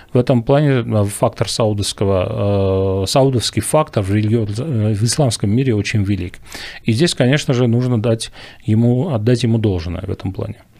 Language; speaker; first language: Russian; non-native, local second language; Armenian